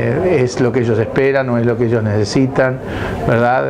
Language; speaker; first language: Spanish; native; Spanish